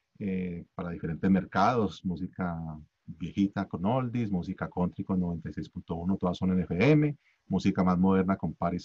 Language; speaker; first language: Spanish; native; Spanish